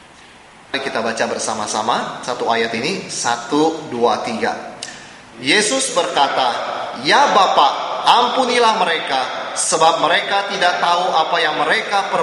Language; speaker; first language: Indonesian; native; Indonesian